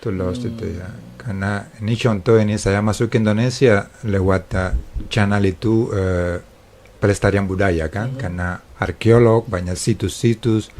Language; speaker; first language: Indonesian; non-native, fluent; Spanish